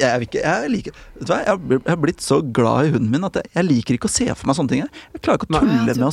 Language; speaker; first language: Norwegian; native; Norwegian